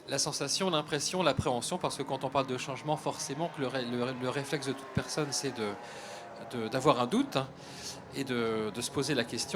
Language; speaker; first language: French; native; French